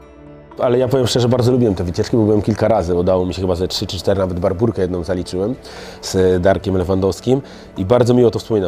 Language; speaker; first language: Polish; native; Polish